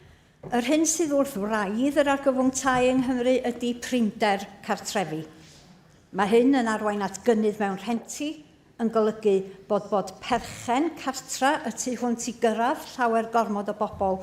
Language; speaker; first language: Welsh; native; Welsh